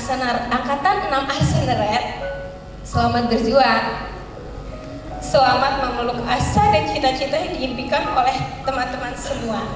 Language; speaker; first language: Indonesian; native; Indonesian